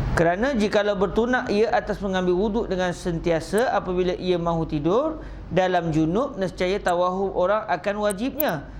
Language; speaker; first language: Malay; native; Malay